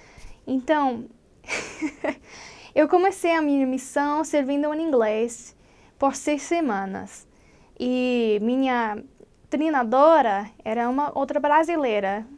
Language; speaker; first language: Portuguese; non-native, learner; English